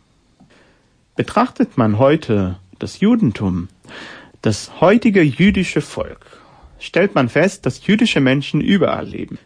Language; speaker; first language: German; non-native, fluent; Hebrew